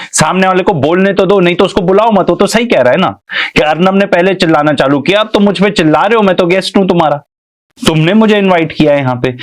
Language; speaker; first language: Urdu; native; Urdu